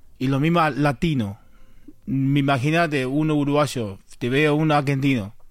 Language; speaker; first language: Spanish; non-native, learner; Chinese